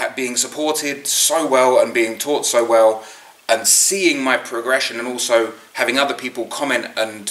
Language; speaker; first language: English; native; English